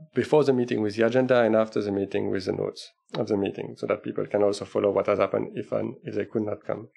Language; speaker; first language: English; non-native, fluent; French